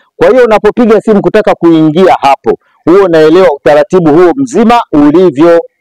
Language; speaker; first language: Swahili; native; Swahili